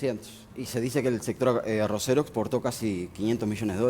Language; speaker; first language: Spanish; native; Spanish